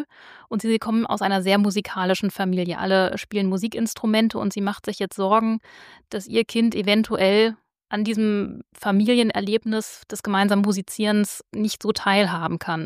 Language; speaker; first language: German; native; German